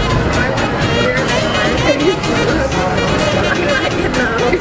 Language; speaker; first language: English; non-native, learner; Korean